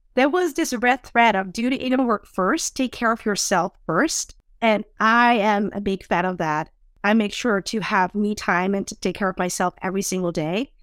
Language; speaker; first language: English; non-native, fluent; Dutch